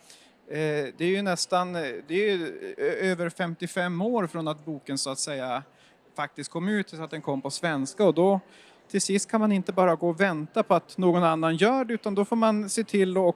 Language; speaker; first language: Swedish; native; Swedish